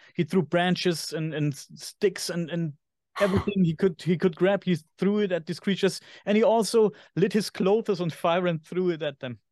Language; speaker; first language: English; non-native, fluent; German